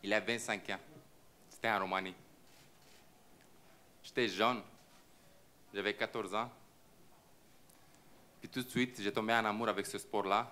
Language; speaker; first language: French; non-native, fluent; Romanian